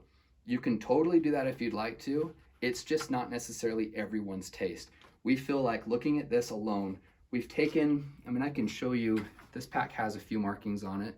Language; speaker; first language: English; native; English